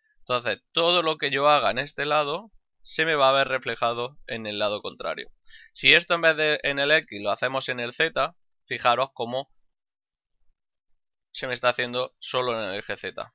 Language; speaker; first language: Spanish; native; Spanish